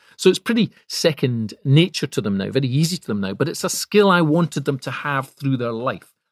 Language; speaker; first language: English; native; English